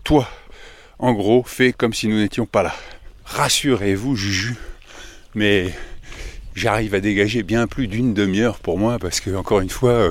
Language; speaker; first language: French; native; French